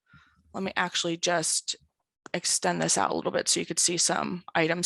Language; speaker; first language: English; native; English